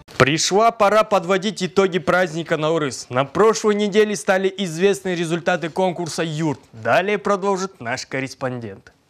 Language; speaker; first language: Russian; non-native, local second language; Kazakh